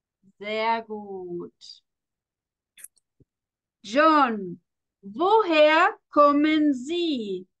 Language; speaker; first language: German; non-native, fluent; Spanish